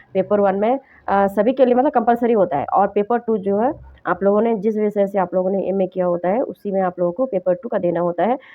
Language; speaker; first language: Hindi; native; Hindi